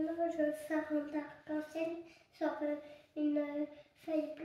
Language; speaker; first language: French; native; French